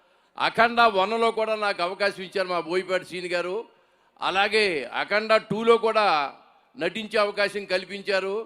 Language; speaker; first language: Telugu; native; Telugu